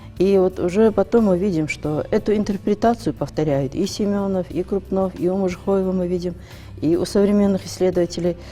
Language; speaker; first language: Russian; non-native, local second language; Ingush